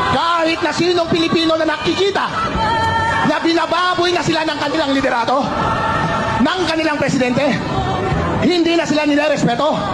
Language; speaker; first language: Filipino; non-native, local second language; Iloko